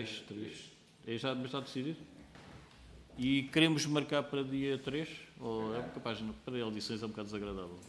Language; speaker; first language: Portuguese; native; Portuguese